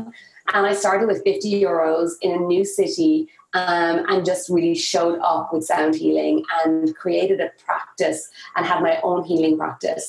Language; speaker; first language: English; native; English